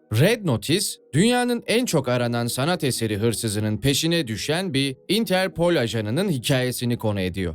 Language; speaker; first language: Turkish; native; Turkish